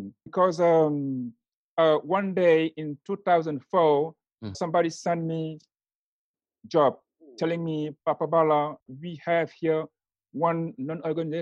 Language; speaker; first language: English; non-native, learner; Wolof